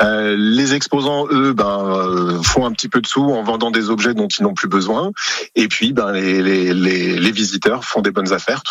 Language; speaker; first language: French; native; French